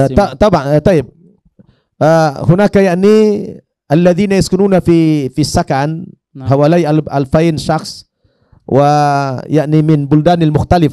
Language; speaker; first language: Arabic; non-native, fluent; Indonesian